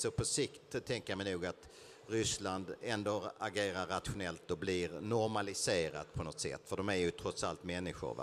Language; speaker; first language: Swedish; native; Swedish